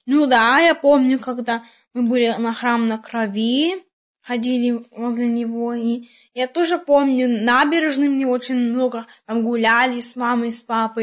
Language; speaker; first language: Russian; early bilingual, heritage; Russian